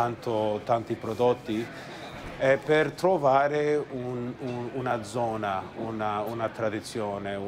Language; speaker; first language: Italian; early bilingual, heritage; Italian